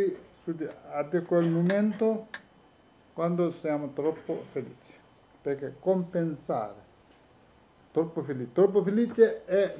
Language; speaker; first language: Italian; non-native, learner; Tibetan